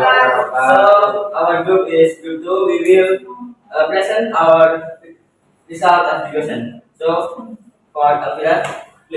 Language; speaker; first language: English; non-native, learner; Indonesian